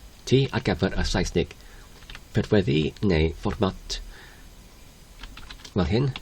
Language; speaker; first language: Welsh; non-native, fluent; English